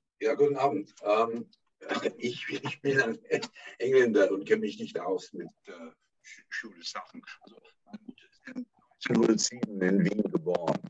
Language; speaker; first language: German; non-native, learner; English